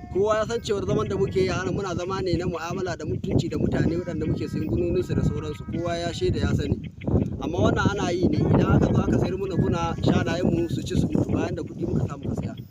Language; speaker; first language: Hausa; non-native, local second language; Fula